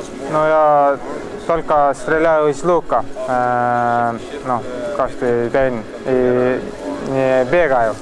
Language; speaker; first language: Russian; non-native, learner; Estonian